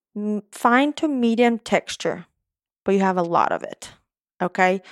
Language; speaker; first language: English; non-native, fluent; Romanian